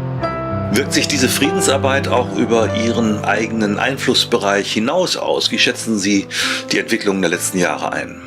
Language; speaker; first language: German; native; German